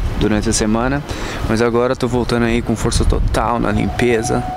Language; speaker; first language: Portuguese; native; Portuguese